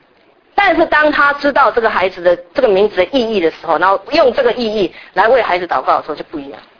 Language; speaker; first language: Chinese; native; Chinese